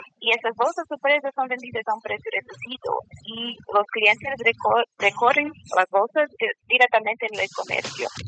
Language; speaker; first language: Spanish; non-native, learner; Portuguese